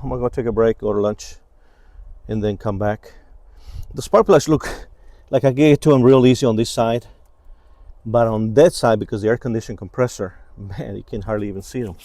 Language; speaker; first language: English; native; English